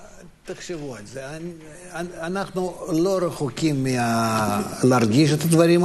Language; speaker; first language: Hebrew; non-native, fluent; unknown